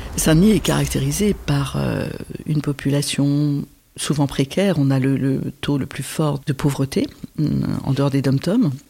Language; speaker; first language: French; non-native, local second language; Arabic